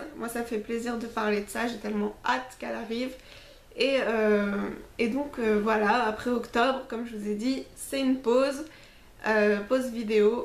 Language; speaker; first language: French; native; French